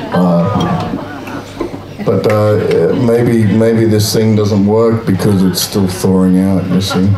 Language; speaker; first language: English; native; English